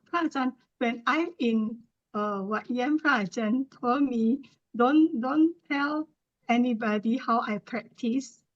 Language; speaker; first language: English; non-native, learner; Thai